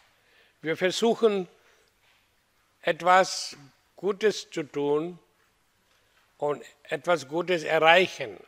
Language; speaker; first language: German; non-native, learner; Hindi